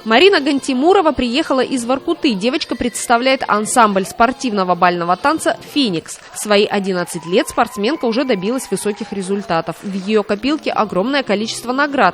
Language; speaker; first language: Russian; native; Russian